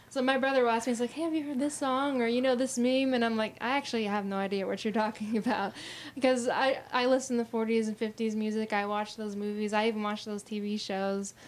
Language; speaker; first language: English; native; English